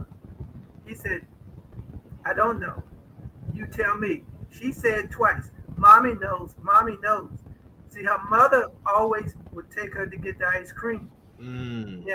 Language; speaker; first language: English; native; English